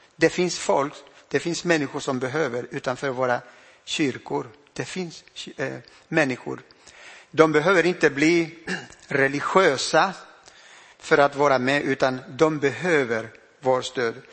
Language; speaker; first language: Swedish; non-native, fluent; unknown